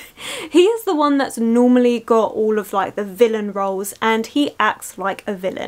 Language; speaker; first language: English; native; English